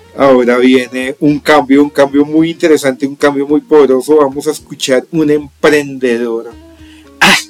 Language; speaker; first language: Spanish; native; Spanish